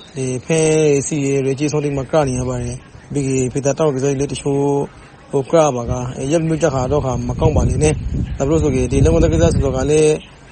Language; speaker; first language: Burmese; native; Burmese